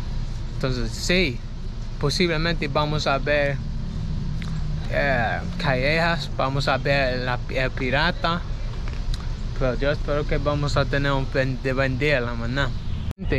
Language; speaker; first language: Spanish; non-native, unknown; English